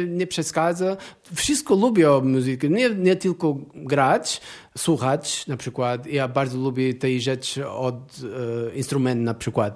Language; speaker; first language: Polish; non-native, learner; Portuguese